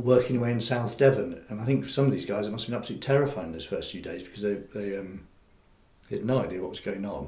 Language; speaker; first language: English; native; English